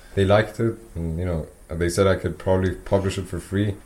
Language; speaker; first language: English; non-native, fluent; Persian